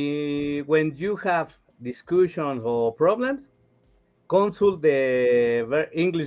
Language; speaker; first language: English; non-native, learner; Spanish